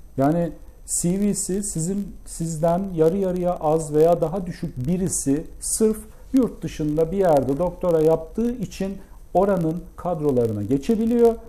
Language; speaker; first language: Turkish; native; Turkish